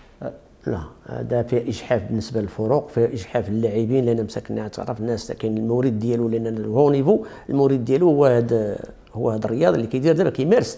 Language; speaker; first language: Arabic; native; Arabic